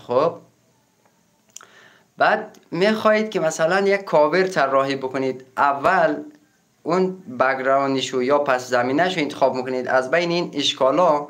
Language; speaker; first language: Persian; native; Persian